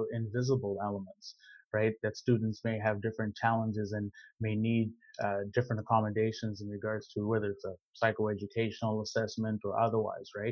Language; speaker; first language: English; non-native, local second language; Shona